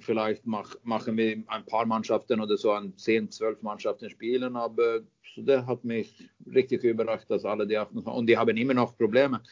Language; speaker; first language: German; non-native, fluent; Swedish